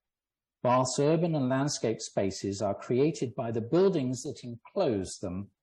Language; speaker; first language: English; native; English